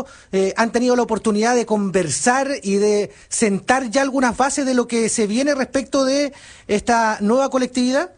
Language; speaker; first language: Spanish; native; Spanish